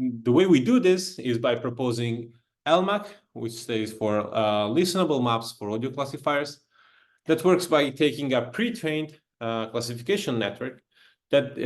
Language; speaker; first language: English; non-native, fluent; Italian